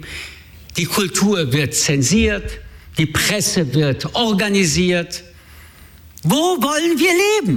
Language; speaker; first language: German; early bilingual, other home language; French